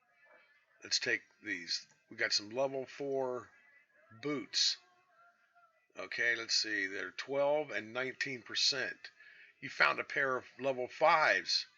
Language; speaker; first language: English; native; English